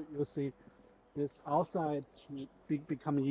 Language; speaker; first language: English; non-native, learner; Chinese